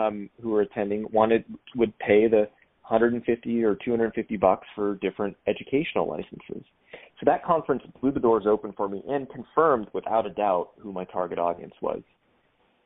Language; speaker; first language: English; native; English